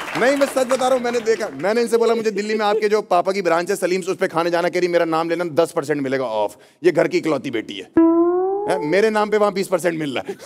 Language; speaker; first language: Hindi; native; Hindi